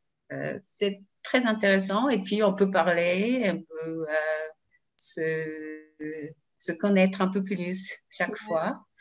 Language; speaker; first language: French; non-native, learner; Japanese